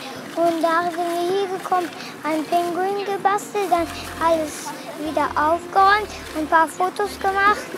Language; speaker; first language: German; non-native, learner; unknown